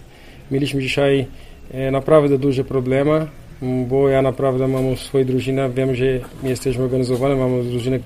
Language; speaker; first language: Polish; non-native, learner; Portuguese